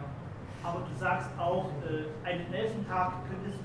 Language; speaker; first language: German; native; German